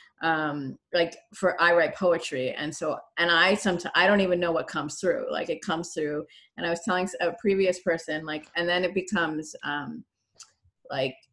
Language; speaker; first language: English; native; English